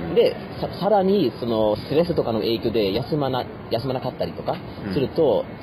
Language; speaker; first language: Japanese; non-native, fluent; German